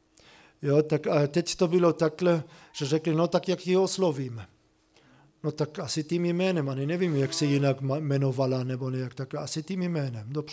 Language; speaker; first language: Czech; non-native, fluent; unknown